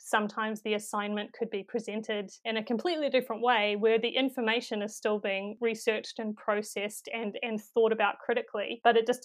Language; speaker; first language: English; native; English